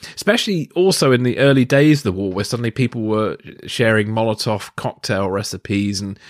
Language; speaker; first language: English; native; English